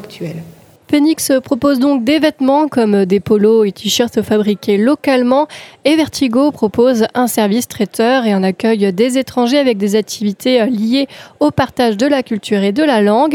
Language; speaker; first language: French; native; French